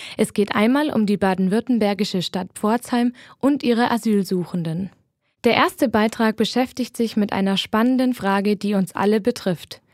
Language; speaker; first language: German; native; German